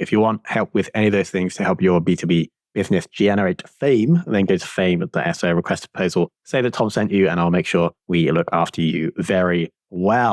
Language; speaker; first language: English; native; English